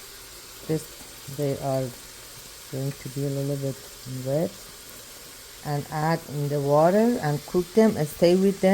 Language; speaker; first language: English; non-native, learner; Persian